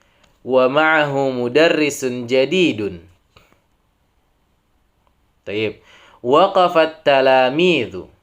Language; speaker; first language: Arabic; non-native, fluent; Indonesian